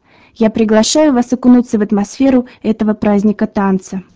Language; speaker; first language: Russian; native; Russian